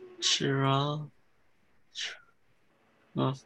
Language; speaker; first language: Chinese; early bilingual, heritage; Chinese